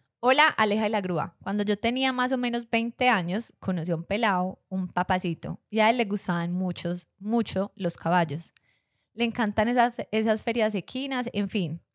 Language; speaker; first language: Spanish; native; Spanish